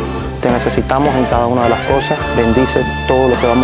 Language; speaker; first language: Spanish; native; Spanish